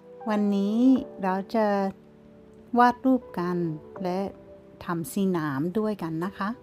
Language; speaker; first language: Thai; non-native, fluent; English